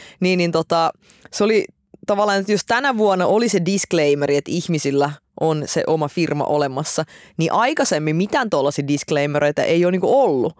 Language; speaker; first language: Finnish; early bilingual, other home language; Russian